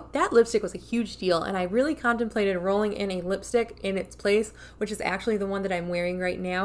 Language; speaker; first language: English; native; English